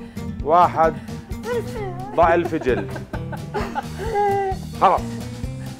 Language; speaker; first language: Arabic; native; Arabic